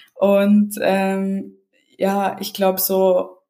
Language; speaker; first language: German; early bilingual, other home language; Serbian